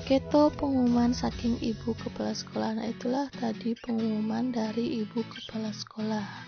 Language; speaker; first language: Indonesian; non-native, local second language; Balinese